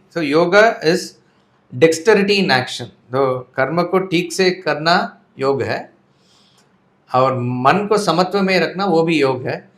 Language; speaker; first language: Hindi; non-native, local second language; Tamil